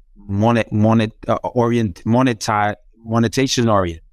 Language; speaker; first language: English; non-native, fluent; Croatian